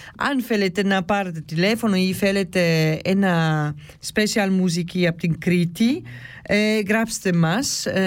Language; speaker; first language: Greek; early bilingual, heritage; Greek